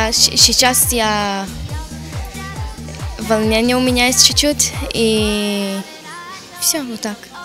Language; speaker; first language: Russian; early bilingual, heritage; Russian